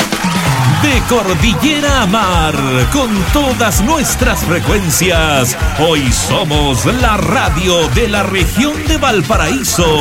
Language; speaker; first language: Spanish; native; Spanish